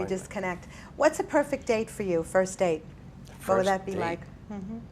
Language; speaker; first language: English; native; English